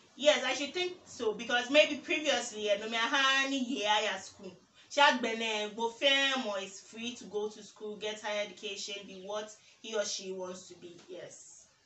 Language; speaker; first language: English; non-native, local second language; Ga